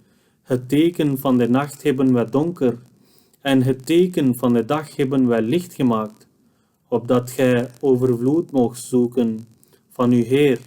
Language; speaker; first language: Dutch; non-native, fluent; Urdu